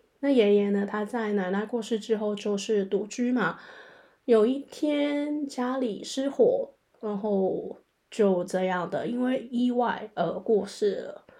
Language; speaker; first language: Chinese; non-native, local second language; Cantonese